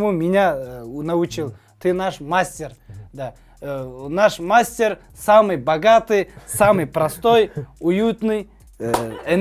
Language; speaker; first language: Russian; non-native, learner; Kazakh